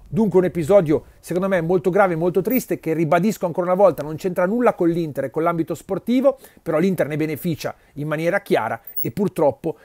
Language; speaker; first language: Italian; native; Italian